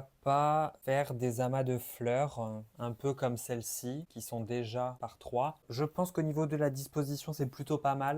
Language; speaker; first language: French; native; French